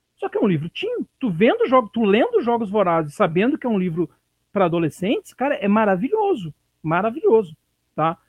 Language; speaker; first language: Portuguese; native; Portuguese